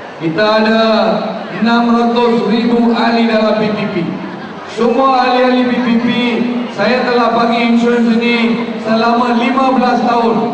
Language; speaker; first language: Malay; non-native, local second language; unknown